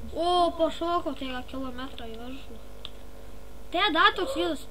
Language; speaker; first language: Lithuanian; native; Lithuanian